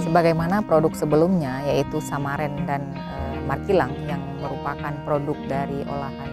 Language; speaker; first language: Indonesian; native; Indonesian